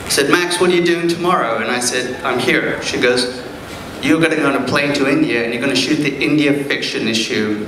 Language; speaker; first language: English; early bilingual, other home language; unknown